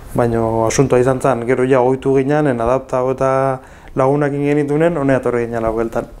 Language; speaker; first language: Basque; early bilingual, other home language; Arabic